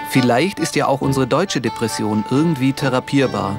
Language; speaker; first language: German; native; German